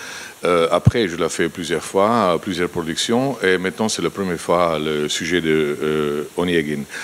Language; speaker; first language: French; non-native, fluent; Slovenian